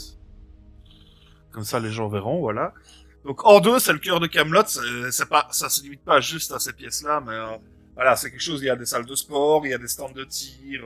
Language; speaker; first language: French; native; French